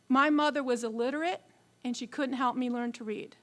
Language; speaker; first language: English; native; English